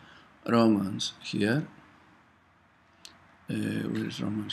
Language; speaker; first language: English; non-native, fluent; Greek